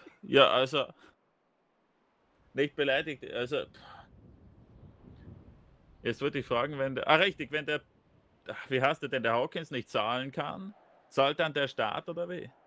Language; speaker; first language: German; native; German